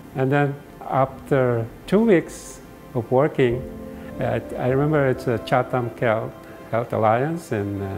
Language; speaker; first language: English; non-native, local second language; Filipino